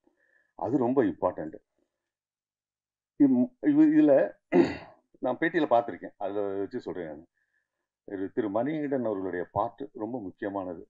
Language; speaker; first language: Tamil; native; Tamil